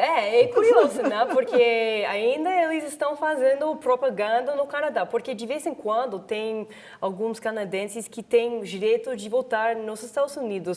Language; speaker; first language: Portuguese; non-native, fluent; English